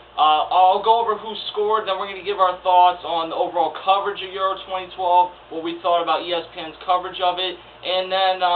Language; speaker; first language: English; native; English